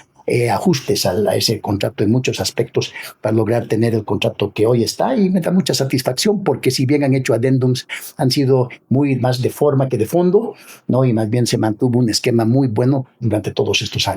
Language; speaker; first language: Spanish; native; Spanish